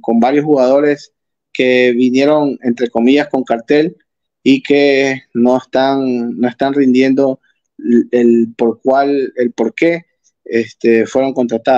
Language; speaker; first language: Spanish; native; Spanish